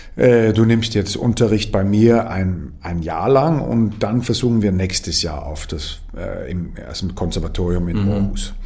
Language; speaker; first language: German; non-native, fluent; Danish